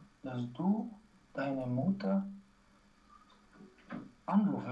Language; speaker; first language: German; non-native, learner; Romanian